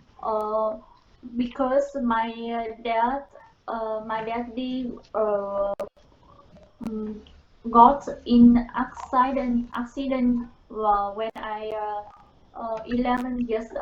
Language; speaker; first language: English; non-native, learner; Vietnamese